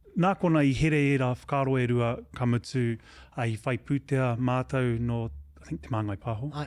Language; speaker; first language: Māori; non-native, local second language; English